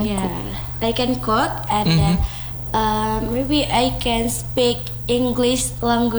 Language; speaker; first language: English; non-native, learner; Indonesian